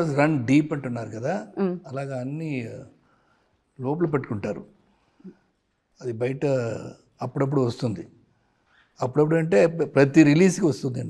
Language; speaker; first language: Telugu; non-native, fluent; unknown